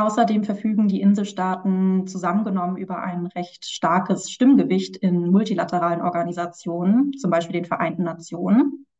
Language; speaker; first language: German; native; German